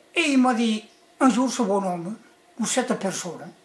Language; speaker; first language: French; early bilingual, other home language; Spanish